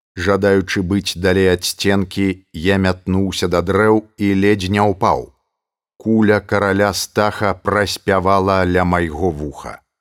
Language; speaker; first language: Belarusian; native; Belarusian